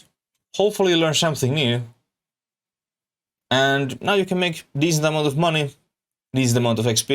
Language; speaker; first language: English; non-native, learner; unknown